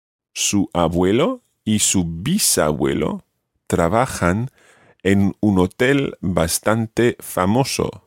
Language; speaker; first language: Spanish; non-native, fluent; English